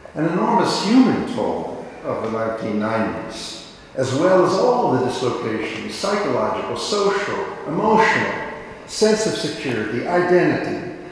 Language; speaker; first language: English; native; English